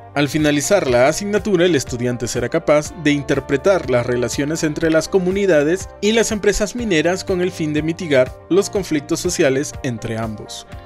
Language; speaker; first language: Spanish; native; Spanish